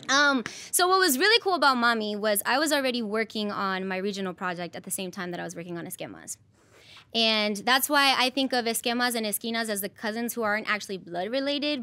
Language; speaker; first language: English; native; English